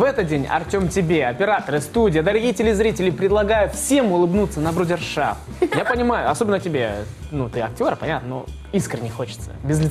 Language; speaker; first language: Russian; native; Russian